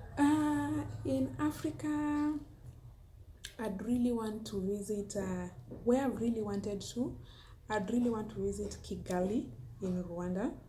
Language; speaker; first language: English; non-native, local second language; Luo (Kenya and Tanzania)